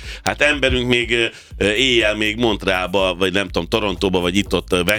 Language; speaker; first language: Hungarian; native; Hungarian